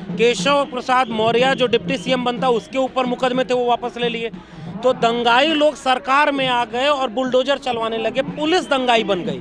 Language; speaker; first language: Hindi; native; Hindi